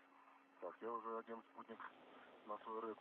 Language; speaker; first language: Russian; native; Russian